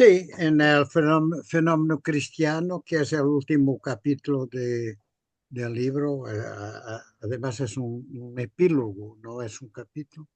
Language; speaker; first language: Spanish; non-native, fluent; Portuguese